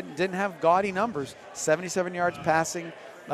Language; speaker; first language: English; native; English